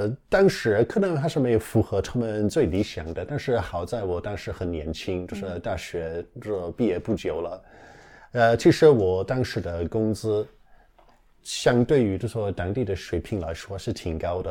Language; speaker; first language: Chinese; non-native, fluent; English